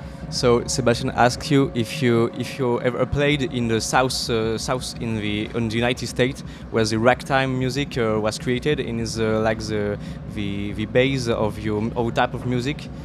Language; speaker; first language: English; non-native, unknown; French